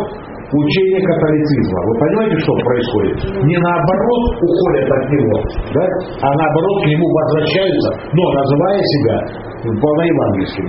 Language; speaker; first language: Russian; native; Russian